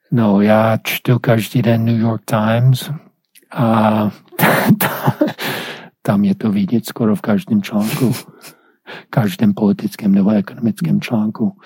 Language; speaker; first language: Czech; non-native, fluent; English